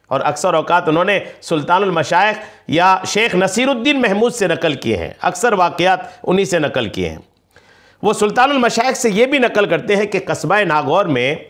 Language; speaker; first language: Urdu; native; Urdu